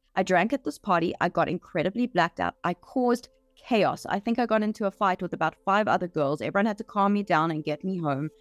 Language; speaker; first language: English; native; English